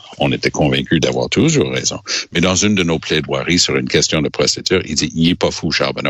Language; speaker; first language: French; native; French